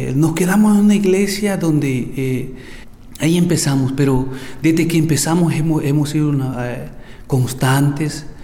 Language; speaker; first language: Spanish; native; Spanish